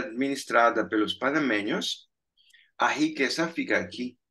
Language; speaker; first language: Portuguese; non-native, fluent; Spanish